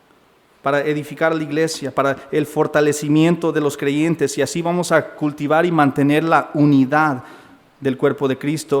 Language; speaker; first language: Spanish; native; Spanish